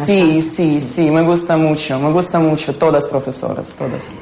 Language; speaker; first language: Spanish; non-native, learner; Ukrainian